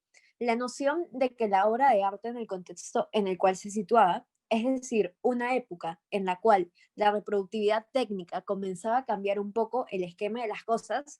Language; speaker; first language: Spanish; native; Spanish